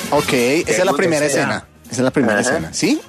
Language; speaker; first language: Spanish; native; Spanish